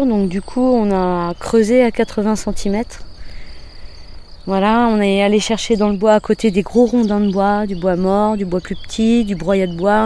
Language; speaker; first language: French; native; French